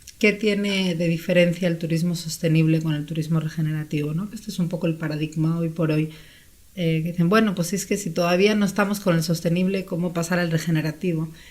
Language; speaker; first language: Spanish; native; Spanish